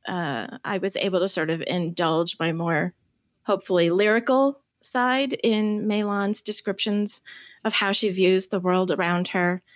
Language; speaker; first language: English; early bilingual, other home language; Chinese